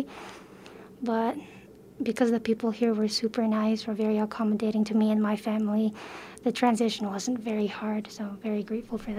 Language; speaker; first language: English; early bilingual, other home language; Filipino